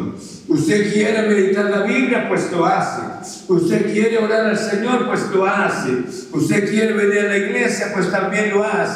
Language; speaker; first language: Spanish; native; Spanish